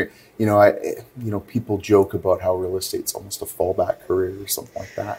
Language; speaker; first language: English; native; English